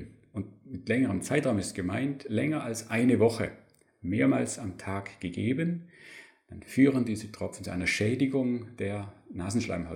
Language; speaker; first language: German; native; German